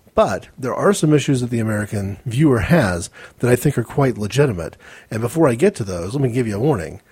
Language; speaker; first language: English; native; English